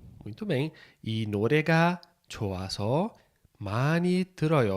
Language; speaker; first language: Korean; non-native, fluent; Portuguese